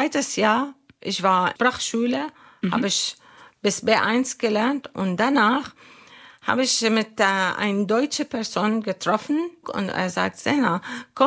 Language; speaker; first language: German; non-native, learner; Arabic